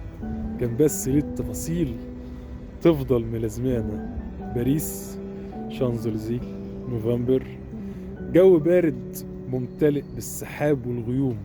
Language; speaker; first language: Arabic; native; Arabic